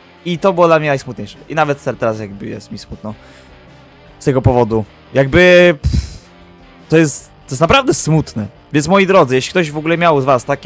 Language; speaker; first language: Polish; native; Polish